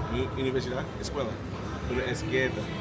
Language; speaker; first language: Spanish; non-native, learner; English